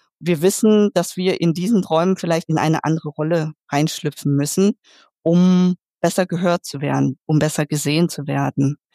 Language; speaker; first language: German; early bilingual, other home language; Vietnamese